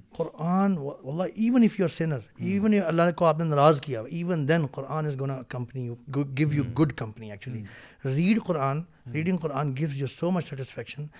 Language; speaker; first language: Urdu; native; Urdu